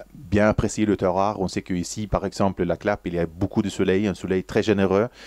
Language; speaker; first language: French; non-native, fluent; Swedish